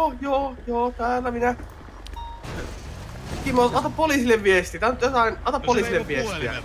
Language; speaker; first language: Finnish; native; Finnish